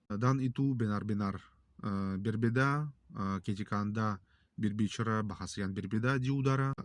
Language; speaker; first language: Indonesian; non-native, learner; Russian